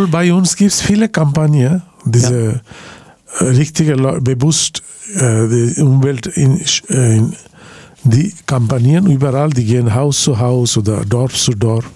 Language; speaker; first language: German; non-native, learner; Bangla